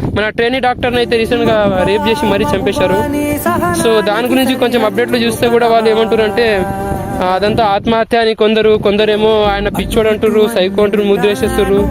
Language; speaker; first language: Telugu; non-native, local second language; Lambadi